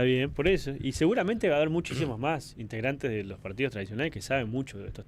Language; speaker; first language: Spanish; native; Spanish